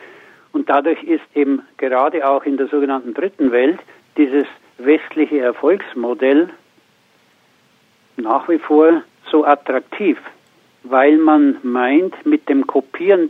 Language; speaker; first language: German; native; German